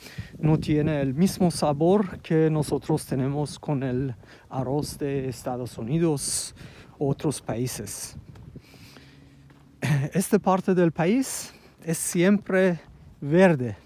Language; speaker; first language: Spanish; non-native, learner; Persian